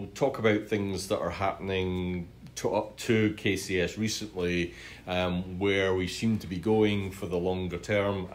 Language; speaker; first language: English; native; English